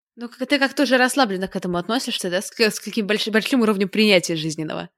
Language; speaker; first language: Russian; native; Russian